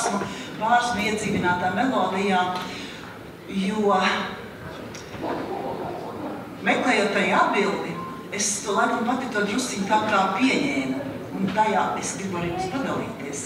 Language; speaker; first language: Latvian; native; Latvian